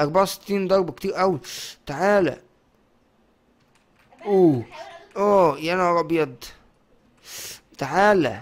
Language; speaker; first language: Arabic; native; Arabic